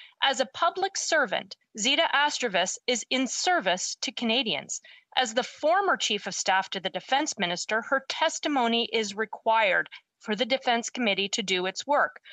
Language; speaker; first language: English; native; English